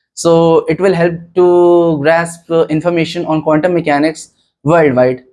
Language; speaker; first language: English; non-native, local second language; Hindi